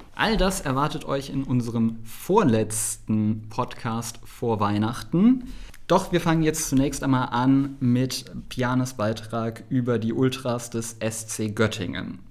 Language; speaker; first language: German; native; German